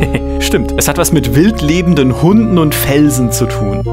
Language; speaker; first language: German; native; German